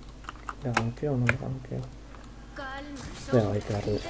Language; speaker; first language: Spanish; native; Spanish